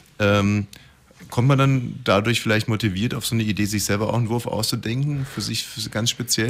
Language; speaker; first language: German; native; German